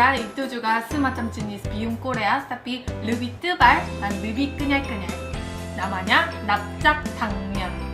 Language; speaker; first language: Indonesian; non-native, fluent; Korean